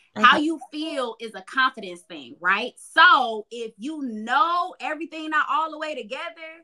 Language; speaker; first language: English; native; English